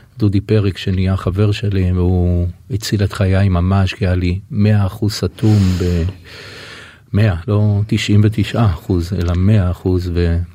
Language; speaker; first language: Hebrew; native; Hebrew